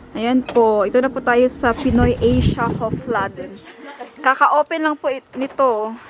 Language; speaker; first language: Filipino; non-native, local second language; Cebuano